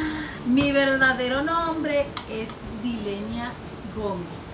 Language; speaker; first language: Spanish; native; Spanish